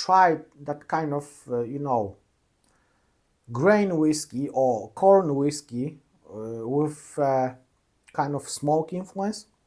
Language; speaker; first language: English; non-native, fluent; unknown